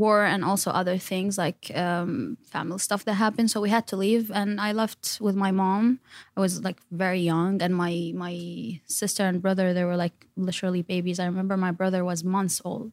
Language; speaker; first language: English; non-native, fluent; Arabic